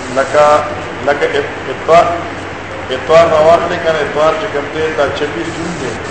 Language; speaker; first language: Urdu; non-native, local second language; Northern Hindko